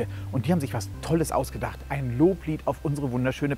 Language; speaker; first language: German; native; German